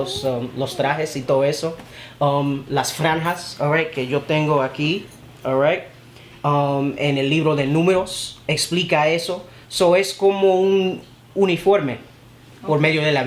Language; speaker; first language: Spanish; early bilingual, heritage; Spanish